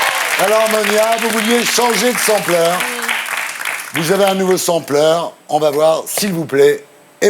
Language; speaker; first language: French; native; French